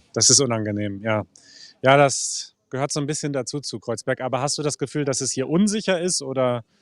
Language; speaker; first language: German; native; German